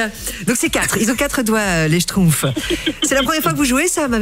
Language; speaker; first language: French; native; French